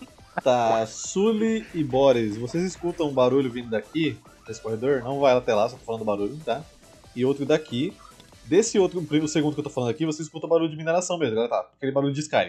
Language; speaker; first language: Portuguese; native; Portuguese